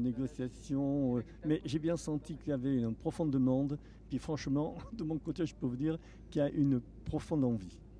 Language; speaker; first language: French; native; French